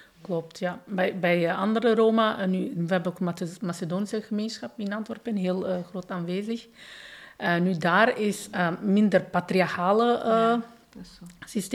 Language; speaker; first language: Dutch; non-native, fluent; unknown